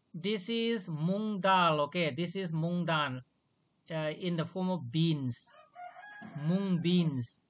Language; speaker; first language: English; non-native, local second language; Manipuri